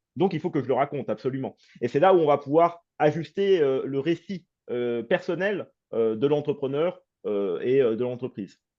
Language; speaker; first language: French; native; French